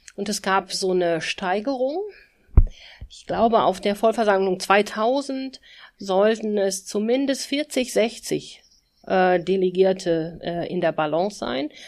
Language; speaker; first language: German; native; German